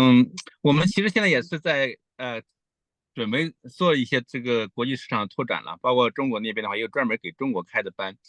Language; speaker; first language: Chinese; native; Chinese